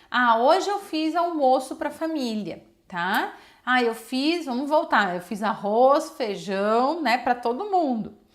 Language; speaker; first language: Portuguese; native; Portuguese